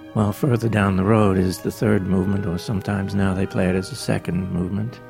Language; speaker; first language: English; native; English